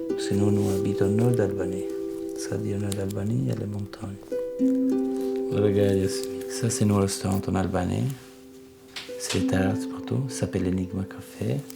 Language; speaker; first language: French; non-native, learner; Albanian